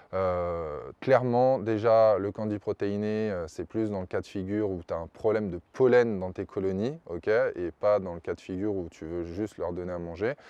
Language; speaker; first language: French; native; French